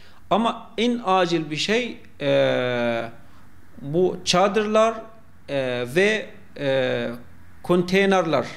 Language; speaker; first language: Turkish; non-native, fluent; Arabic